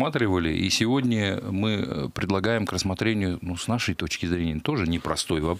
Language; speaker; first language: Russian; native; Russian